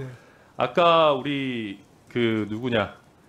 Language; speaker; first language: Korean; native; Korean